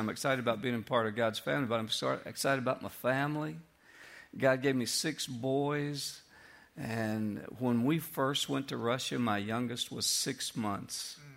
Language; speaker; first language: English; native; English